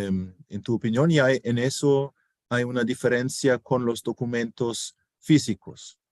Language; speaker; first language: Spanish; non-native, fluent; German